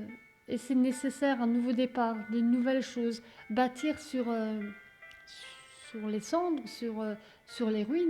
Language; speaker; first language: French; native; French